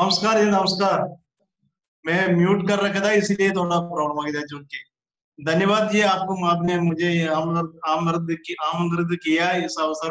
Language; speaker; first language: Hindi; non-native, local second language; Malayalam